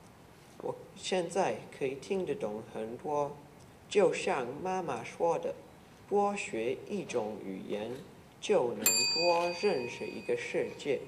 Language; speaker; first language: Chinese; non-native, learner; English